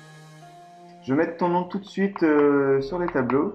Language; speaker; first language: French; native; French